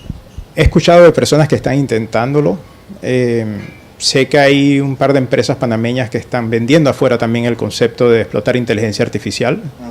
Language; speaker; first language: Spanish; native; Spanish